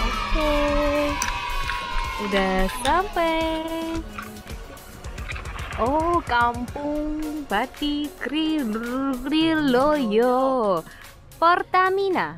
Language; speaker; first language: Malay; non-native, fluent; Korean